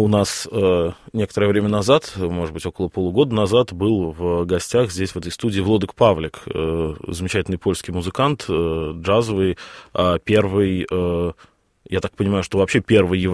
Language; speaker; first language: Russian; native; Russian